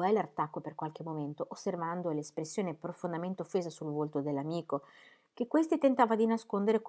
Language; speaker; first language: Italian; native; Italian